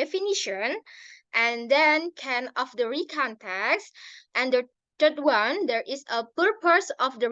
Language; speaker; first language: English; non-native, learner; Indonesian